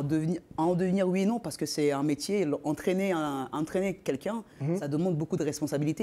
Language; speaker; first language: French; native; French